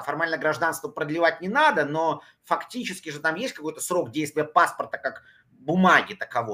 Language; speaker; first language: Russian; native; Russian